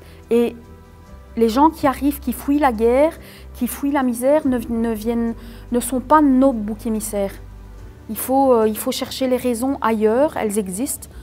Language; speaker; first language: French; native; French